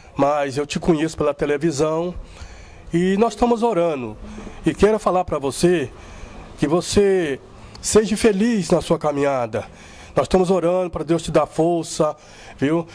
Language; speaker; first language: Portuguese; native; Portuguese